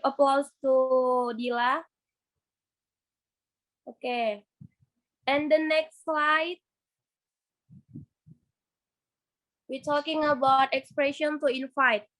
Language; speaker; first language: English; non-native, learner; Indonesian